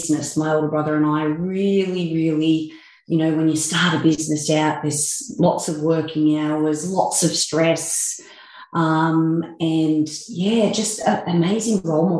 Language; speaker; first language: English; native; English